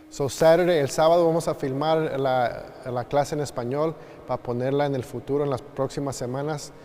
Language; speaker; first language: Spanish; early bilingual, heritage; Spanish